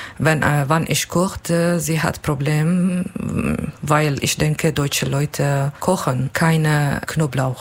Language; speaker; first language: German; non-native, learner; Kurdish